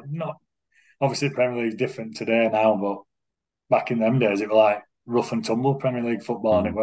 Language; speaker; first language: English; native; English